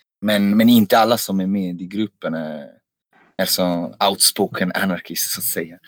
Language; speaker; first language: Swedish; non-native, fluent; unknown